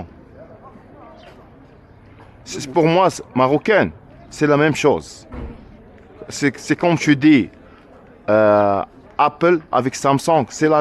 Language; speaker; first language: French; non-native, learner; Arabic